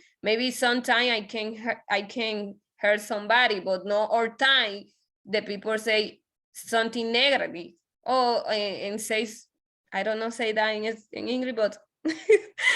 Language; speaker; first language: English; non-native, learner; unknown